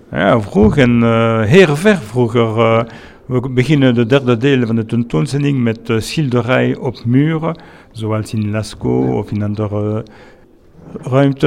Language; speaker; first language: Dutch; non-native, local second language; French